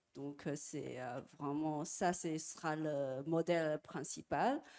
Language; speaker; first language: French; non-native, fluent; Chinese